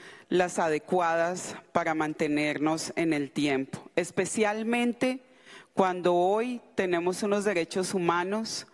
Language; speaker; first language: Spanish; non-native, local second language; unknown